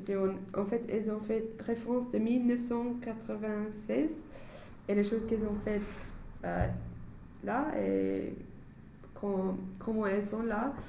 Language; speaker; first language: French; non-native, learner; English